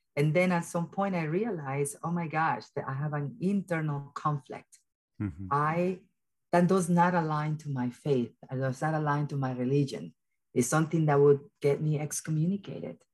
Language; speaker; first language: English; early bilingual, other home language; Spanish